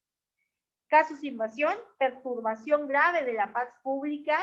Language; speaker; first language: Spanish; native; Spanish